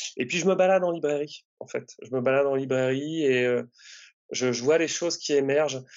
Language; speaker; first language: French; native; French